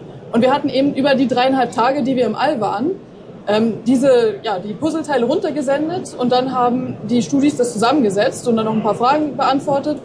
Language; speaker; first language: German; native; German